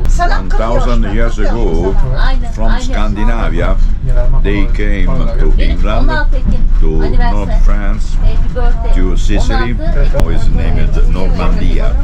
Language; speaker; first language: English; non-native, learner; Italian